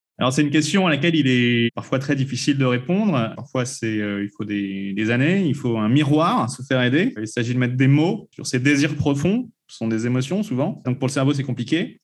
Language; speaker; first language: French; native; French